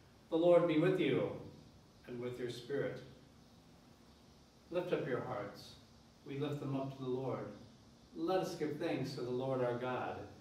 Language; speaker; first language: English; native; English